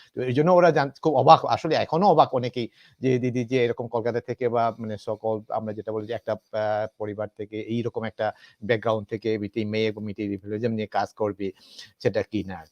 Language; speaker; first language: Bangla; non-native, local second language; Manipuri